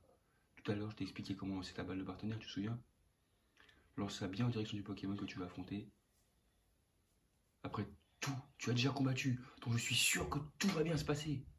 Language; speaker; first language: French; native; French